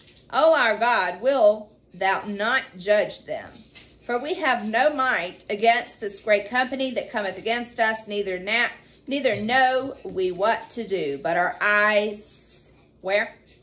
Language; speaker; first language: English; native; English